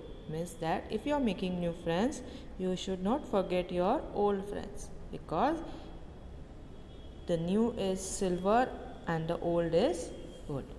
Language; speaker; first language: English; non-native, local second language; Hindi